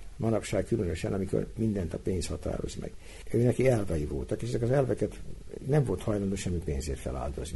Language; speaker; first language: Hungarian; native; Hungarian